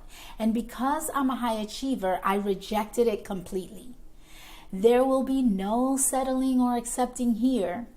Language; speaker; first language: English; native; English